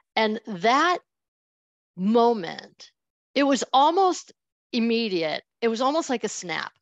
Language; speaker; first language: English; native; English